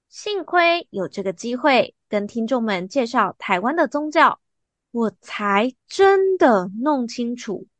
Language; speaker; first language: Chinese; native; Chinese